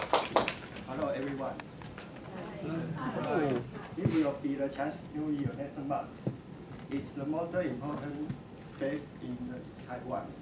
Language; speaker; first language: English; non-native, learner; Chinese